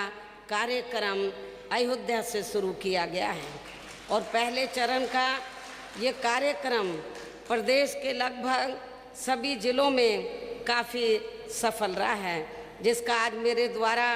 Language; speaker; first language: Hindi; native; Hindi